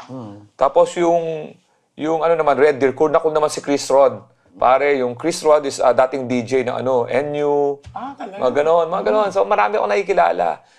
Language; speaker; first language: Filipino; native; Filipino